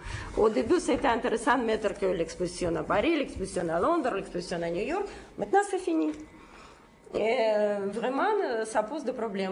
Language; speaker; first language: French; non-native, fluent; Russian